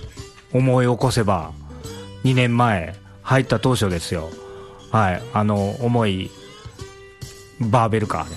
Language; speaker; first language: Japanese; native; Japanese